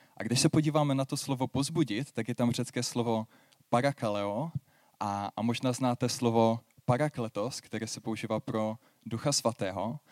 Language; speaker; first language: Czech; native; Czech